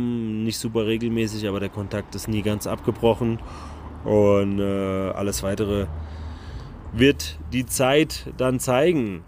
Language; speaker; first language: German; native; German